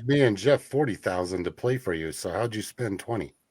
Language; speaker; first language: English; native; English